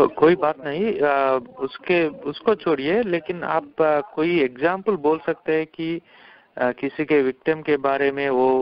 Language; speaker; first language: Hindi; non-native, local second language; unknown